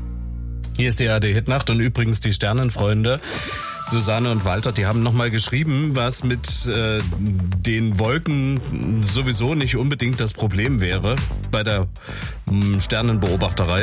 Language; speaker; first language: German; native; German